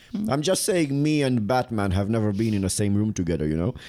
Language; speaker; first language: English; non-native, fluent; Romanian